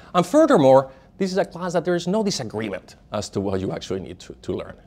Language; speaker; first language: English; non-native, fluent; Spanish